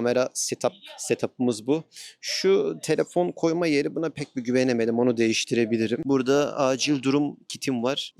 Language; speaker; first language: Turkish; native; Turkish